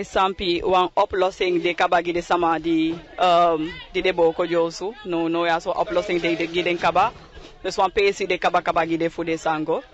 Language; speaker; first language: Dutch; non-native, local second language; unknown